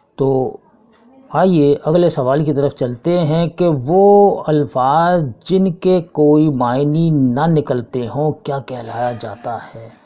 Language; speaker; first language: Urdu; native; Urdu